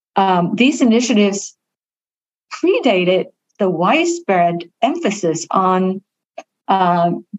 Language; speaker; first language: English; early bilingual, other home language; Vietnamese